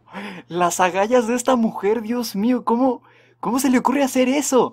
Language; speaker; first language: Spanish; native; Spanish